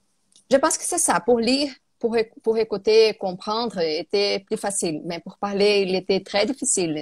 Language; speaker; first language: French; non-native, learner; Portuguese